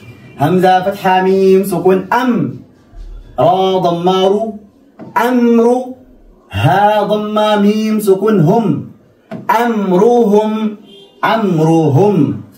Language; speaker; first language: Arabic; non-native, fluent; Oromo